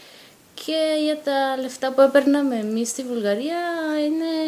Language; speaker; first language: Greek; non-native, fluent; Bulgarian